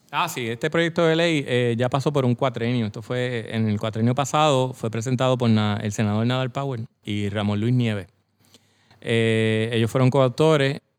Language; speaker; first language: Spanish; native; Spanish